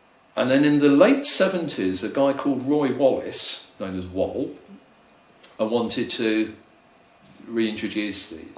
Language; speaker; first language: English; native; English